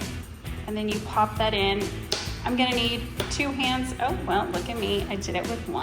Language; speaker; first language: English; native; English